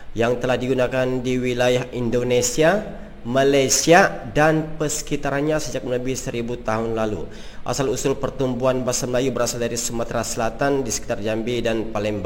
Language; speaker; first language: Malay; native; Malay